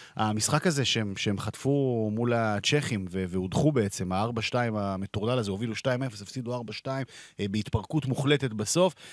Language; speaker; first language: Hebrew; native; Hebrew